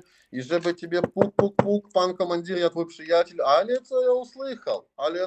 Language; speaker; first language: Polish; non-native, learner; Russian